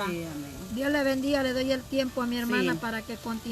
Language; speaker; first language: Spanish; native; Spanish